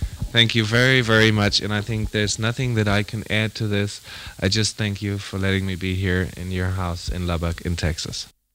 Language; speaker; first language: English; non-native, fluent; German